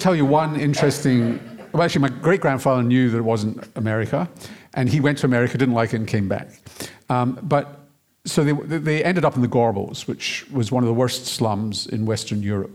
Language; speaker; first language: English; native; English